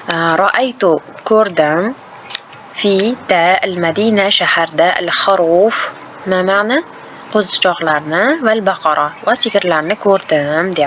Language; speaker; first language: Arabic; non-native, fluent; Uzbek